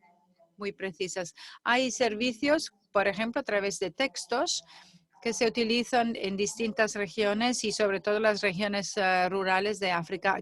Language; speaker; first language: Spanish; non-native, fluent; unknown